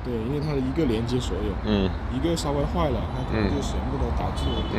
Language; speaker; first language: Chinese; native; Chinese